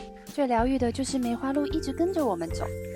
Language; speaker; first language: Chinese; native; Chinese